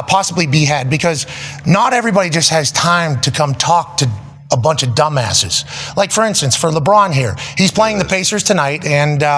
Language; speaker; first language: English; native; English